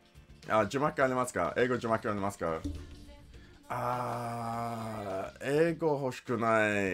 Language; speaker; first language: Japanese; non-native, learner; English